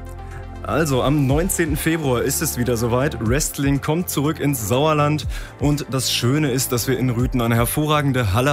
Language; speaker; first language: German; native; German